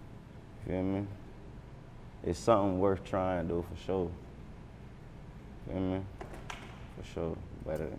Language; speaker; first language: English; native; English